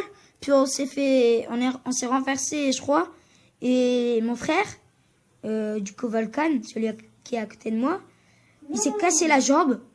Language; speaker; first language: French; early bilingual, other home language; Turkish